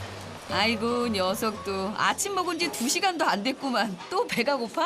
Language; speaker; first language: Korean; native; Korean